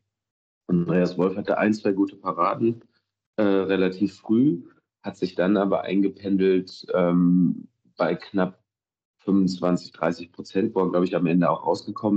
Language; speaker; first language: German; native; German